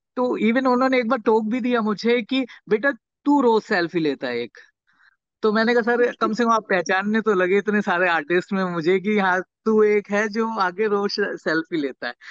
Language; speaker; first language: Hindi; native; Hindi